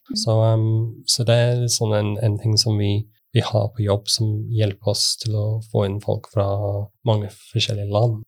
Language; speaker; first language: Norwegian; non-native, fluent; English